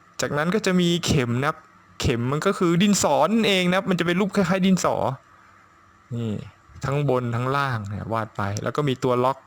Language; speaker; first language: Thai; native; Thai